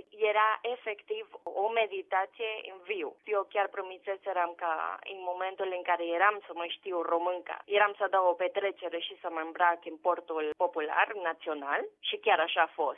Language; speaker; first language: Romanian; non-native, fluent; Spanish